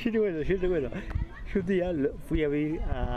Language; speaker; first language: Spanish; native; Spanish